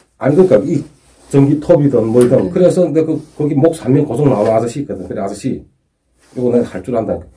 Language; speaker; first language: Korean; native; Korean